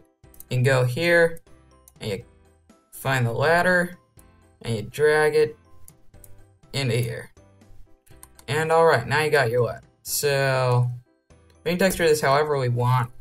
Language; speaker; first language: English; native; English